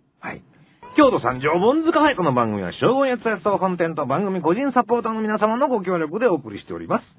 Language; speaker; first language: Japanese; native; Japanese